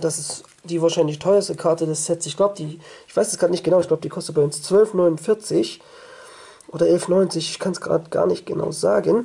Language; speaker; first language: German; native; German